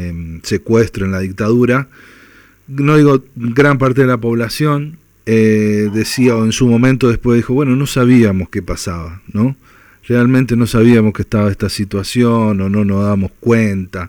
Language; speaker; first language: Spanish; native; Spanish